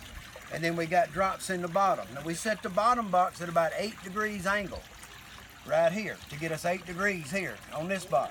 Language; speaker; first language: English; native; English